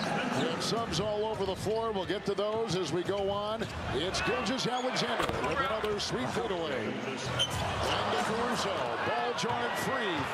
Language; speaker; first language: English; native; English